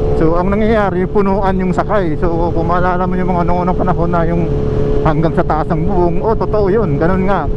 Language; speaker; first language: Filipino; non-native, local second language; Cebuano